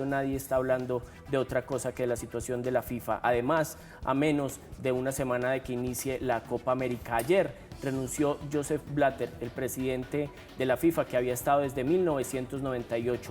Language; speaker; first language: Spanish; native; Spanish